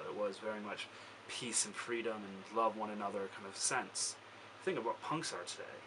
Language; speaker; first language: English; native; English